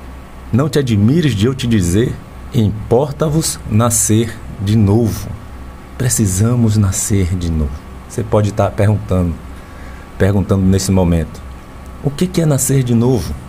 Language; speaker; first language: Portuguese; native; Portuguese